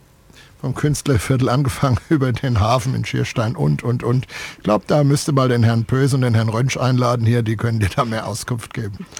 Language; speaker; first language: German; native; German